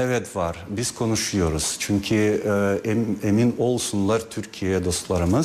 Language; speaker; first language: Turkish; non-native, fluent; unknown